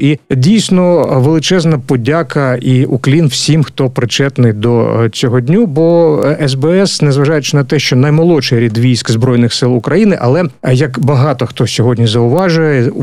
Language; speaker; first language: Ukrainian; native; Ukrainian